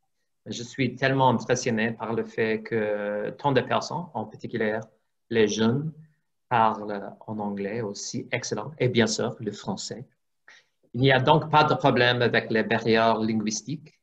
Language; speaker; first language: French; non-native, fluent; English